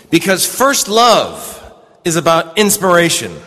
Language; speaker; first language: English; native; English